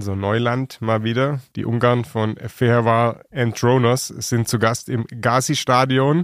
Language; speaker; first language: German; native; German